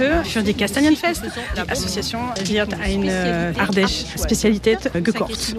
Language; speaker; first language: German; non-native, learner; French